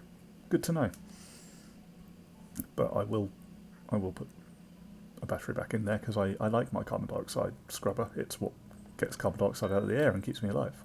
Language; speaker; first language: English; native; English